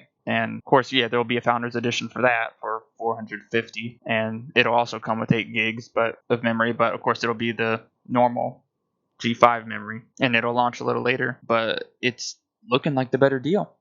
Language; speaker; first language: English; native; English